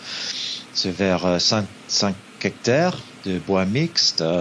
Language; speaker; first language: French; non-native, fluent; English